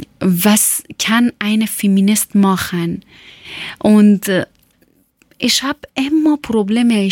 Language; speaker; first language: German; non-native, learner; Persian